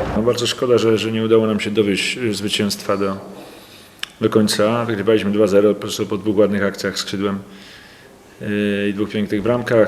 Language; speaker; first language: Polish; native; Polish